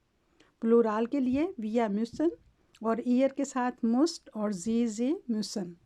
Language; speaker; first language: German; non-native, learner; Urdu